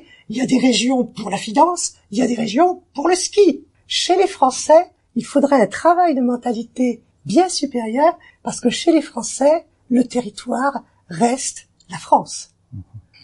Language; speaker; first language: French; native; French